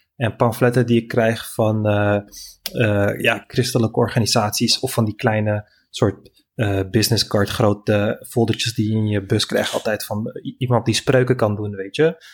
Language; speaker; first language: Dutch; non-native, fluent; Turkish